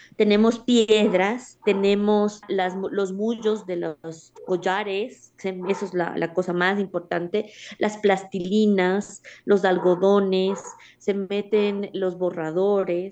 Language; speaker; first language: Spanish; native; Spanish